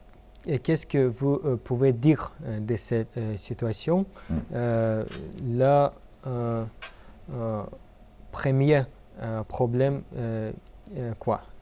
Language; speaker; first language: French; non-native, fluent; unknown